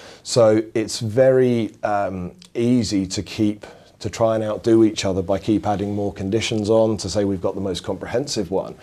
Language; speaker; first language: English; native; English